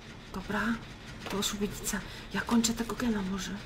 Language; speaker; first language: Polish; native; Polish